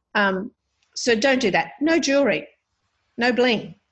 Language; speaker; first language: English; native; English